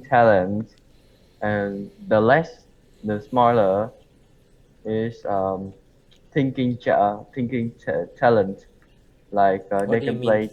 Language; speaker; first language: English; non-native, learner; Vietnamese